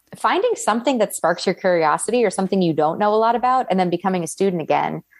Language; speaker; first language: English; early bilingual, other home language; Italian